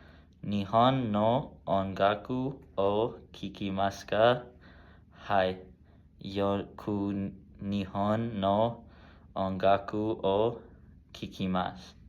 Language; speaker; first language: Japanese; non-native, learner; English